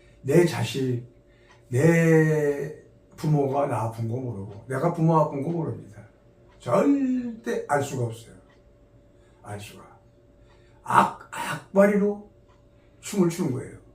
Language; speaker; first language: Korean; native; Korean